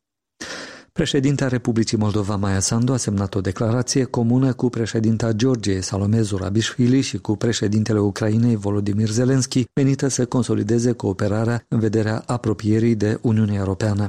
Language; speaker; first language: Romanian; native; Romanian